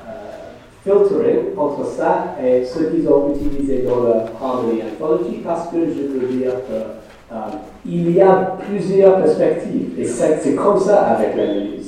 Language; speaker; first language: French; non-native, fluent; English